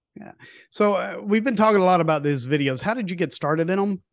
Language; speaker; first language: English; native; English